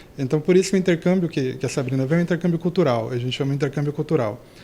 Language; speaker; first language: Portuguese; native; Portuguese